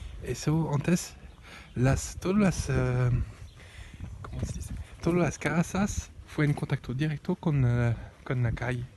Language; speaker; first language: Spanish; non-native, learner; French